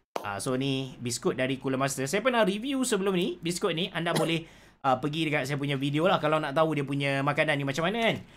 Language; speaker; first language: Malay; native; Malay